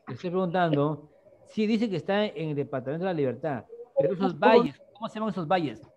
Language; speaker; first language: Spanish; native; Spanish